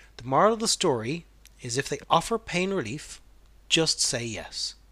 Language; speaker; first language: English; native; English